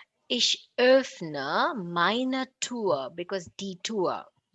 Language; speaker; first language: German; non-native, fluent; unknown